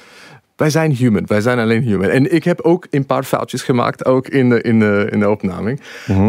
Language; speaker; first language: Dutch; non-native, fluent; English